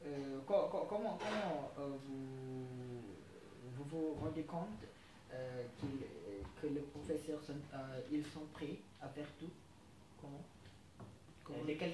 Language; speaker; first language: French; non-native, fluent; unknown